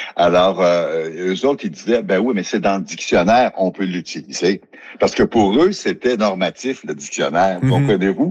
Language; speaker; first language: French; native; French